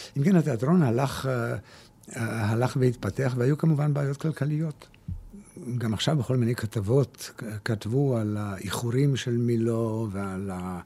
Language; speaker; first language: Hebrew; early bilingual, other home language; German